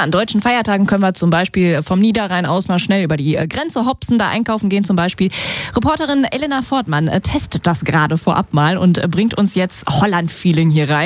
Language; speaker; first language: German; native; German